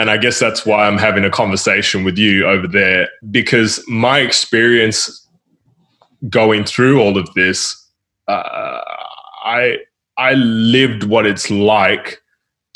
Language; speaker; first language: English; native; English